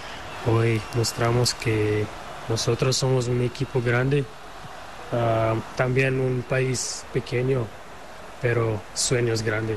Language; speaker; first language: Spanish; non-native, learner; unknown